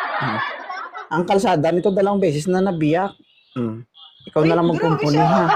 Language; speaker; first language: Filipino; non-native, local second language; Hiligaynon